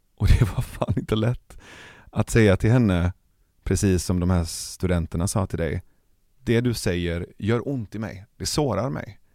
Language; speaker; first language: Swedish; early bilingual, other home language; Persian